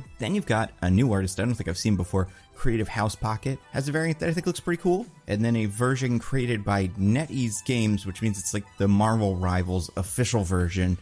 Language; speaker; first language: English; native; English